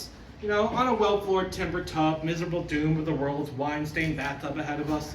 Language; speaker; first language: English; native; English